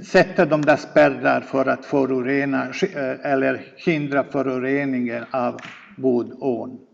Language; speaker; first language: Swedish; non-native, fluent; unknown